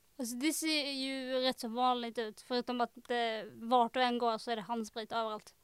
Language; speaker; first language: Swedish; native; Swedish